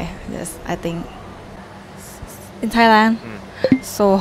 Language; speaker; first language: English; non-native, learner; Thai